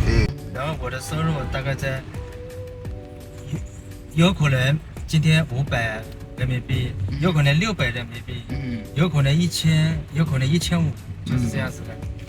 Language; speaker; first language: Chinese; native; Chinese